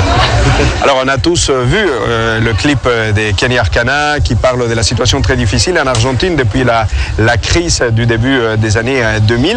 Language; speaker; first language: French; native; French